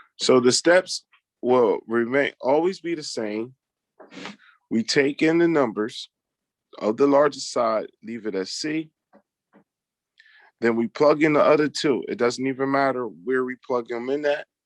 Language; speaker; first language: English; native; English